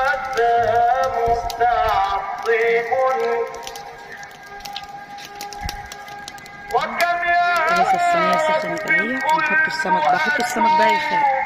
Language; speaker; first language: Arabic; native; Arabic